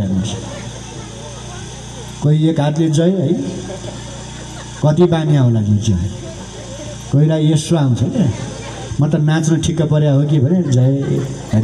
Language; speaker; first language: Nepali; native; Nepali